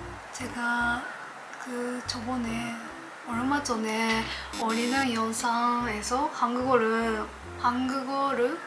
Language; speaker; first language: Korean; non-native, learner; Japanese